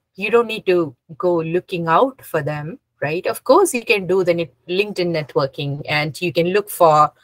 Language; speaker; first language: English; non-native, local second language; Malayalam